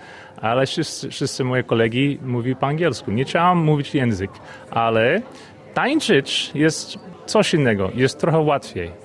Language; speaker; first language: Polish; early bilingual, heritage; Polish